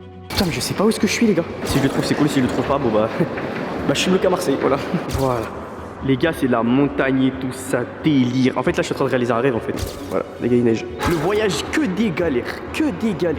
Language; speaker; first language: French; native; French